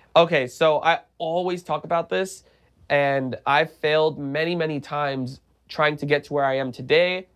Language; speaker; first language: English; native; English